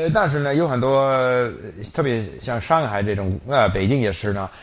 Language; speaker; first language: Chinese; non-native, fluent; English